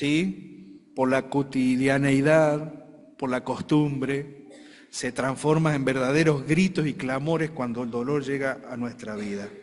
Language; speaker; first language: Spanish; native; Spanish